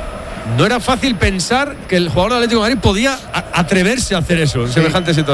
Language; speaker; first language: Spanish; native; Spanish